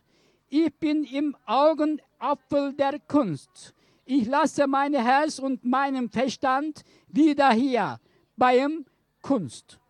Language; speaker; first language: German; non-native, learner; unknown